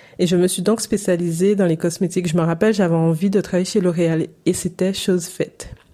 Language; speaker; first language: French; native; French